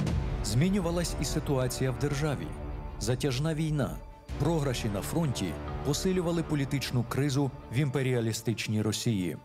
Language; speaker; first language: Ukrainian; native; Ukrainian